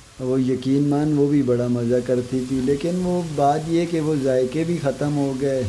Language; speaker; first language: Urdu; non-native, local second language; Punjabi